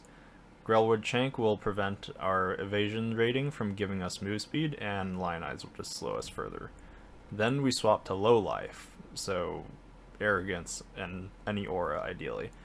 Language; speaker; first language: English; native; English